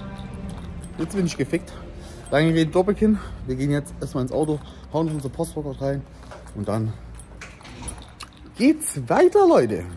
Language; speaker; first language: German; native; German